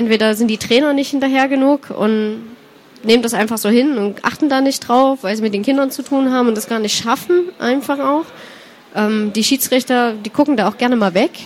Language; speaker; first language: German; native; German